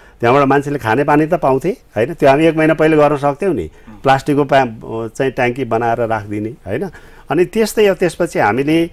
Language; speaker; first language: Nepali; native; Nepali